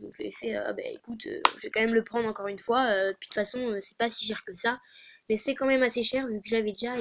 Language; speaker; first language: French; native; French